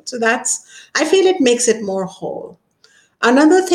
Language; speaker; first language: English; non-native, local second language; Hindi